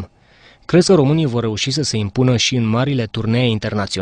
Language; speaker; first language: Romanian; native; Romanian